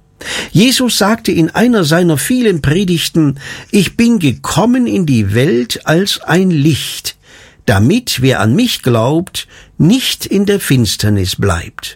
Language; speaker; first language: German; native; German